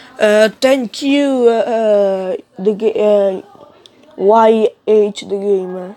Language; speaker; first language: English; non-native, learner; Italian